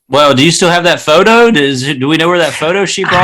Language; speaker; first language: English; native; English